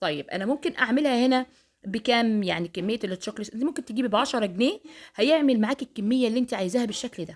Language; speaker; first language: Arabic; native; Arabic